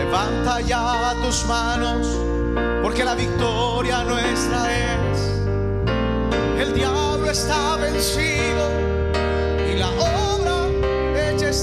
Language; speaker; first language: Spanish; native; Spanish